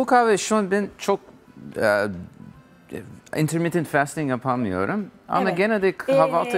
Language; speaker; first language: Turkish; non-native, learner; English